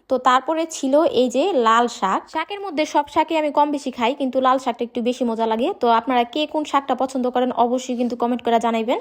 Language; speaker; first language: Bangla; native; Bangla